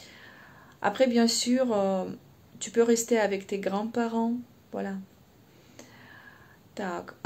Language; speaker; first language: French; non-native, fluent; Russian